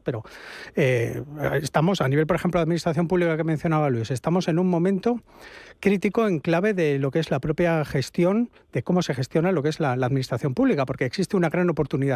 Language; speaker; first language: Spanish; native; Spanish